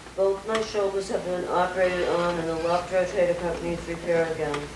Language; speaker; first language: English; native; English